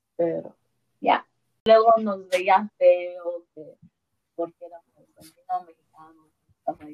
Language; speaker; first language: Spanish; early bilingual, heritage; Spanish